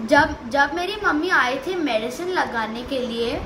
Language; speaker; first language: Hindi; native; Hindi